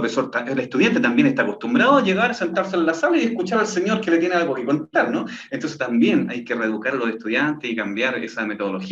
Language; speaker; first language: Spanish; native; Spanish